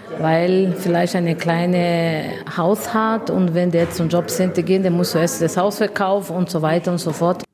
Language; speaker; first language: German; non-native, fluent; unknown